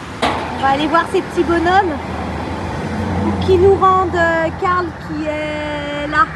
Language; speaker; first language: French; native; French